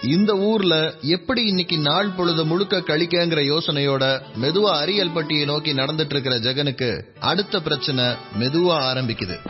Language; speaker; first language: Tamil; native; Tamil